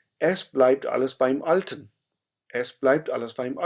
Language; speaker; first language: German; non-native, fluent; Hindi